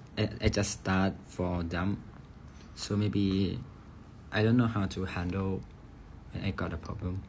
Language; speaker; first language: English; non-native, learner; Thai